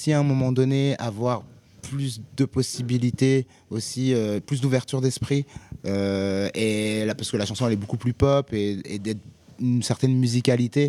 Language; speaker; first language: French; native; French